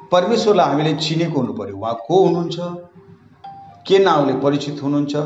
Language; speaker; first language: Nepali; native; Nepali